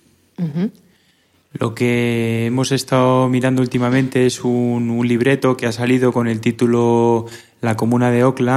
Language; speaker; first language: Spanish; native; Spanish